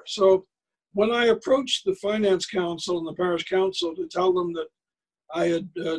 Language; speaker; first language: English; native; English